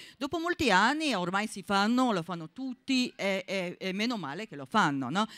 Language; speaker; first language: Italian; non-native, fluent; Serbian